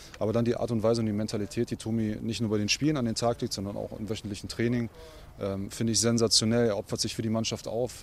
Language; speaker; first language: German; native; German